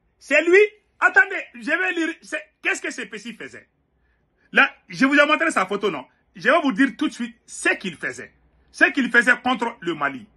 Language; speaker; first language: French; non-native, local second language; Bambara